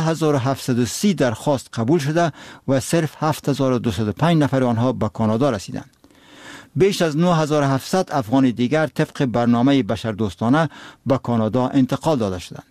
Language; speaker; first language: Persian; native; Persian